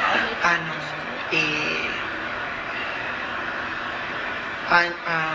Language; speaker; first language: Japanese; non-native, learner; Cebuano